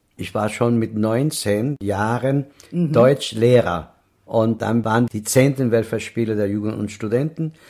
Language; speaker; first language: German; non-native, fluent; Spanish